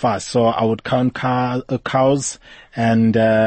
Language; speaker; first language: English; non-native, local second language; Zulu